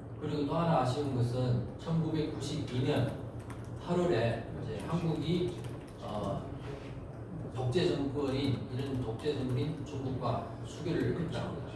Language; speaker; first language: Korean; non-native, fluent; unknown